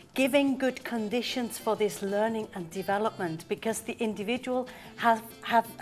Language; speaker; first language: English; non-native, fluent; German